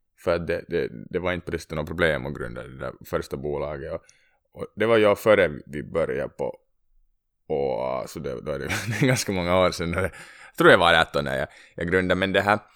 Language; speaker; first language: Swedish; native; Swedish